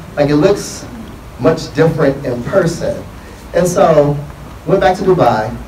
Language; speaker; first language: English; native; English